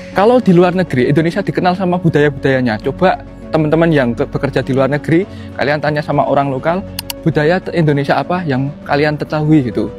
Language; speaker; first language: Indonesian; native; Indonesian